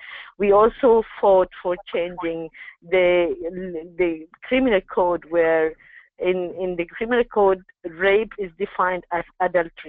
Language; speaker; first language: English; non-native, local second language; Arabic